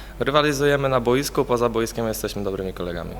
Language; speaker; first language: Polish; native; Polish